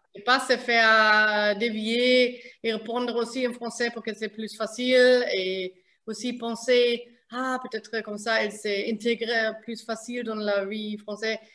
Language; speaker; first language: French; non-native, fluent; German